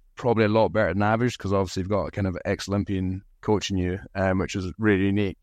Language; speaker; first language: English; native; English